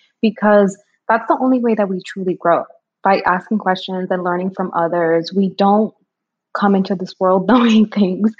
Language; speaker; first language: English; early bilingual, other home language; Spanish